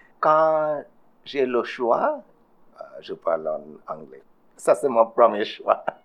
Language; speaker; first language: French; non-native, learner; Bangla